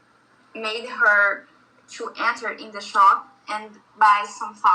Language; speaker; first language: English; non-native, learner; Portuguese